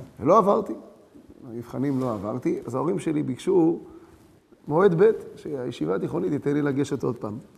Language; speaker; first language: Hebrew; early bilingual, other home language; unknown